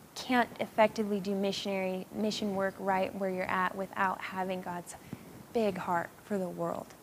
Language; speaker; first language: English; native; English